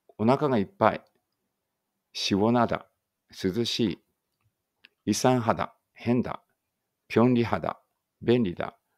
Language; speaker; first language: Japanese; native; Japanese